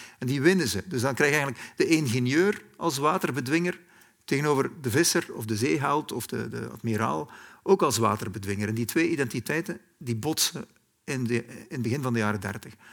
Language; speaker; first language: Dutch; native; Dutch